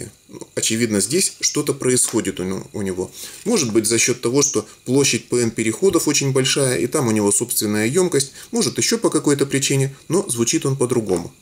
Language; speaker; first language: Russian; native; Russian